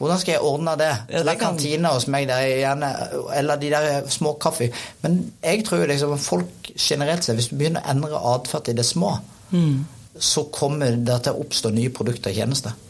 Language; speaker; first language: Norwegian; native; Norwegian